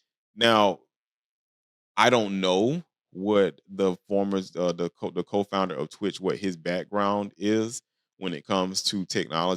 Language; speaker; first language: English; native; English